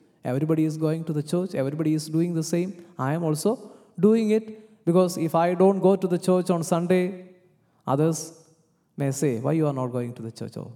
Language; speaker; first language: English; non-native, local second language; Malayalam